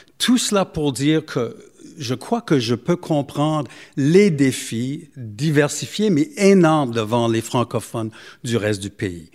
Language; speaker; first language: French; non-native, local second language; English